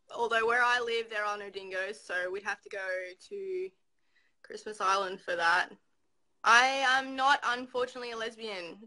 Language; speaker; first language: English; native; English